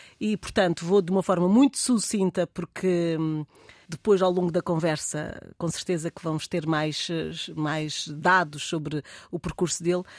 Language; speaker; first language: Portuguese; native; Portuguese